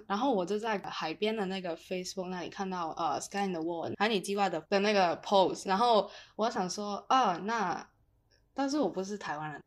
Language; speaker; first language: Chinese; non-native, local second language; Cantonese